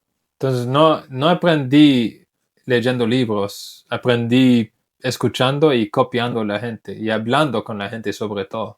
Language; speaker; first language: Spanish; non-native, fluent; English